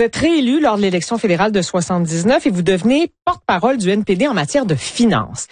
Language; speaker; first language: French; native; French